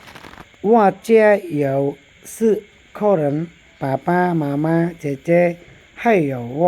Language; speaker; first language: Chinese; non-native, learner; Khmer